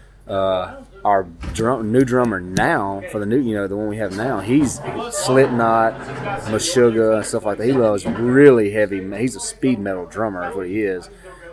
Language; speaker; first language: English; native; English